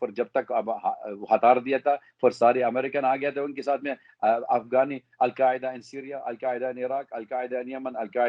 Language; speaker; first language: Hindi; non-native, fluent; Arabic